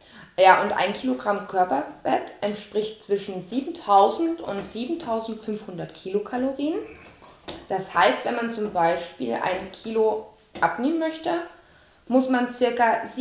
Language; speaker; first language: German; native; German